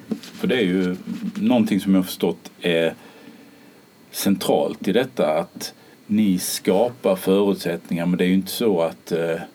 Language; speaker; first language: Swedish; native; Swedish